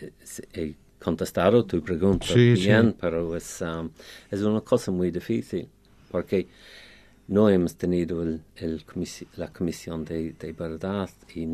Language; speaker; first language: Spanish; non-native, fluent; English